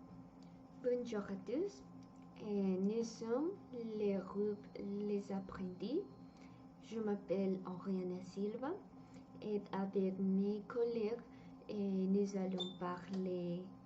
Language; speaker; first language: French; non-native, learner; Spanish